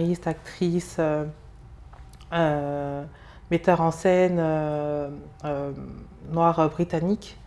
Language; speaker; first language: French; early bilingual, other home language; Lingala